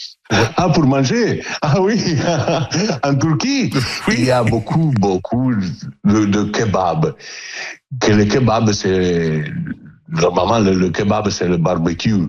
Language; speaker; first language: French; non-native, learner; Italian